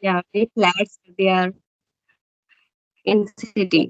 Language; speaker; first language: English; non-native, learner; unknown